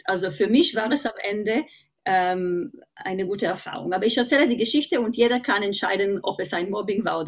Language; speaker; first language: German; non-native, fluent; Hebrew